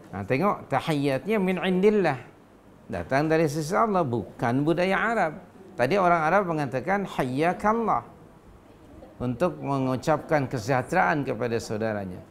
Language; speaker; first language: Malay; non-native, local second language; Sundanese